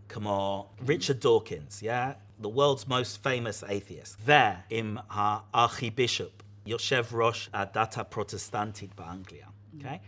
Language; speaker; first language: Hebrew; non-native, fluent; English